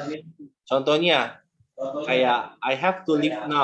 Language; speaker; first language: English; non-native, learner; Indonesian